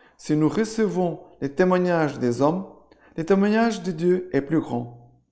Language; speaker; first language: French; non-native, fluent; Portuguese